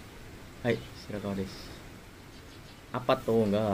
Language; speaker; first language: Japanese; non-native, learner; Indonesian